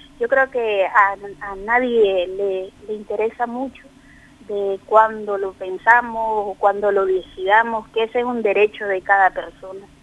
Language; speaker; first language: Spanish; native; Spanish